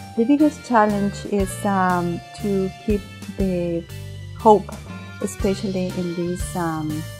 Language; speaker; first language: English; non-native, fluent; Spanish